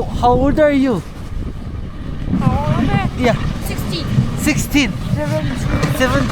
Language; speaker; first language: English; non-native, learner; Korean